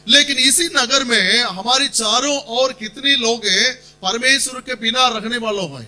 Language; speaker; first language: Hindi; non-native, local second language; Tamil